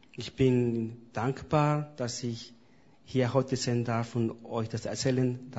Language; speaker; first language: German; non-native, fluent; Spanish